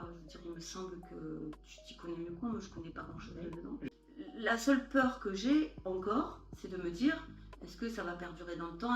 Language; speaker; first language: French; native; French